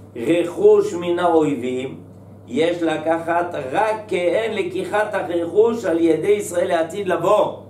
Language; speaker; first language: Hebrew; native; Hebrew